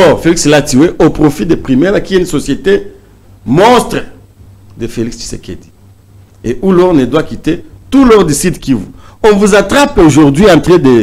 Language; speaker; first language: French; non-native, local second language; Swahili